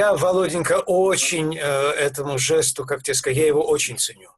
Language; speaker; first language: Russian; native; Russian